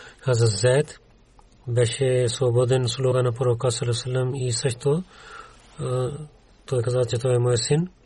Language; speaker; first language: Bulgarian; non-native, learner; Urdu